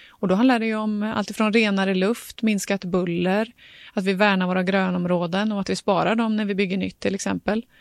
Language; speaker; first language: Swedish; native; Swedish